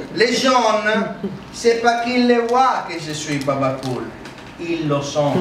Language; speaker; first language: French; non-native, learner; Italian